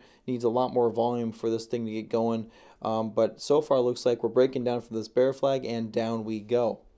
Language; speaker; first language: English; native; English